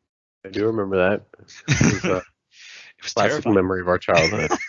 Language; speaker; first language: English; native; English